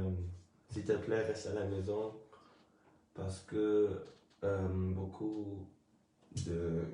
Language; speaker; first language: French; early bilingual, other home language; Lingala